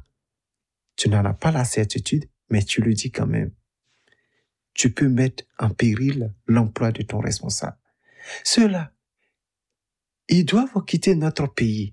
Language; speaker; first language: French; native; French